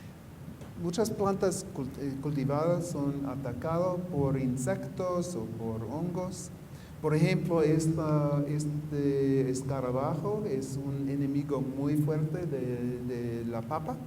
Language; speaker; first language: Spanish; non-native, fluent; English